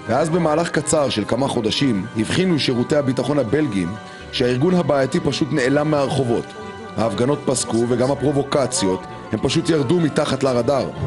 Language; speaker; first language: Hebrew; native; Hebrew